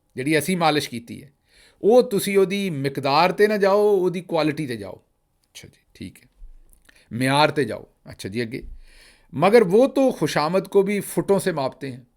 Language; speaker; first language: Urdu; non-native, local second language; Punjabi